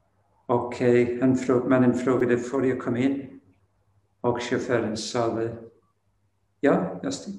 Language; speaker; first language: Swedish; non-native, fluent; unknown